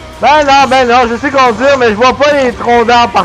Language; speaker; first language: French; native; French